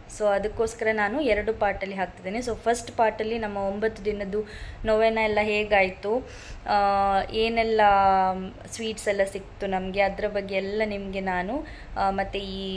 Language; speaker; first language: Kannada; non-native, local second language; Konkani